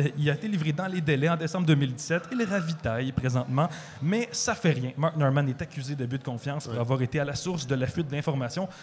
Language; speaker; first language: French; native; French